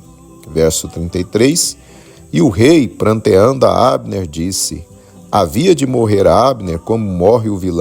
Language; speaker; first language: Portuguese; native; Portuguese